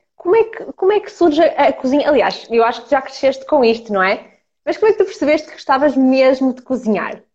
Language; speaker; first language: Portuguese; early bilingual, other home language; Ukrainian